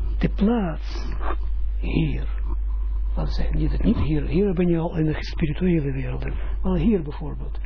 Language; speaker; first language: Dutch; non-native, fluent; Russian